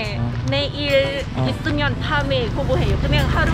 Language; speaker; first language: Korean; non-native, learner; Thai